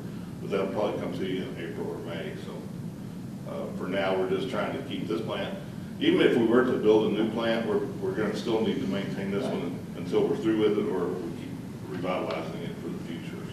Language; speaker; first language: English; native; English